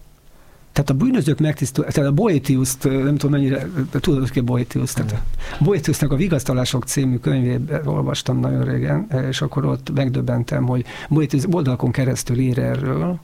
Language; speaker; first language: Hungarian; native; Hungarian